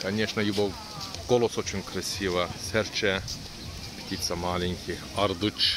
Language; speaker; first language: Russian; non-native, learner; Turkish